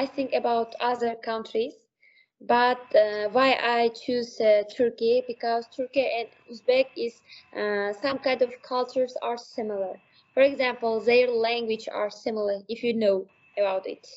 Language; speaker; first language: English; non-native, learner; Uzbek